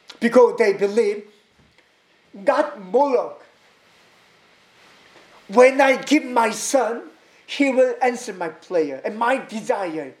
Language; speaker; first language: English; non-native, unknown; Korean